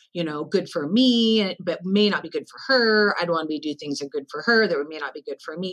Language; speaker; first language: English; native; English